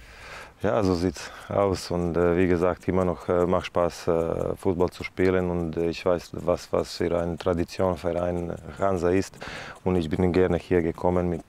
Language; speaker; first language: German; non-native, fluent; Serbian